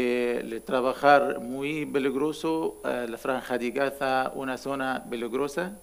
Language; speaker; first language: Spanish; non-native, learner; Arabic